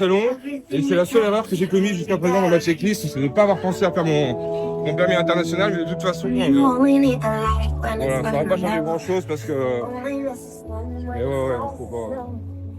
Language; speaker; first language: French; native; French